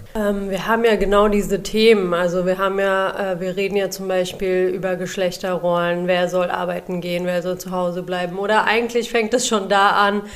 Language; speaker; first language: German; early bilingual, other home language; Urdu